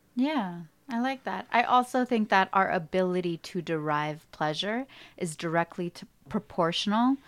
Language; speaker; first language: English; early bilingual, other home language; Ukrainian